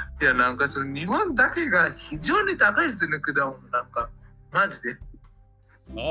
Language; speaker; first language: Japanese; non-native, learner; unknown